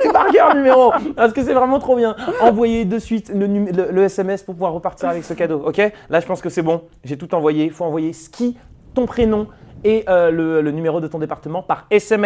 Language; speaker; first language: French; native; French